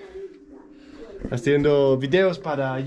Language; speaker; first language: Spanish; non-native, fluent; Danish